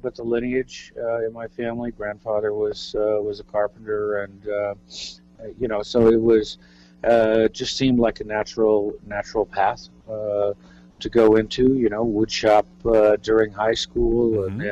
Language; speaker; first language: English; native; English